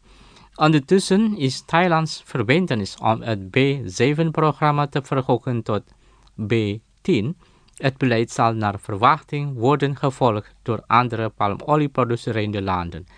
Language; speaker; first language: Dutch; non-native, fluent; Indonesian